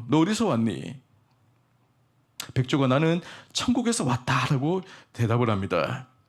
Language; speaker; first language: Korean; native; Korean